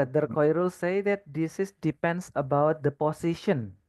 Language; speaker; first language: English; non-native, fluent; Indonesian